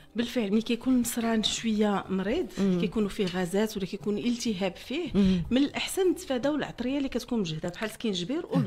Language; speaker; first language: Arabic; native; Arabic